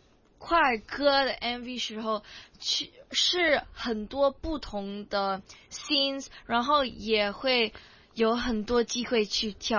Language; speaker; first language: Chinese; non-native, local second language; Cantonese